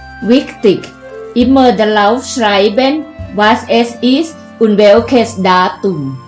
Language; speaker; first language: German; non-native, fluent; Thai